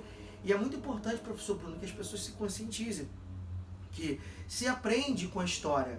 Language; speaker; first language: Portuguese; native; Portuguese